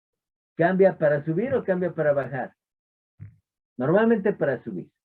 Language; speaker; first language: Spanish; native; Spanish